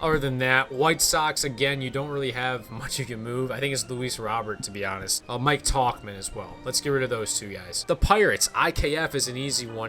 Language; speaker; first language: English; native; English